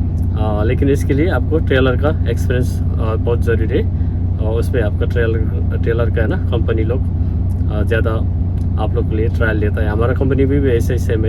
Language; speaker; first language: Hindi; non-native, learner; Nepali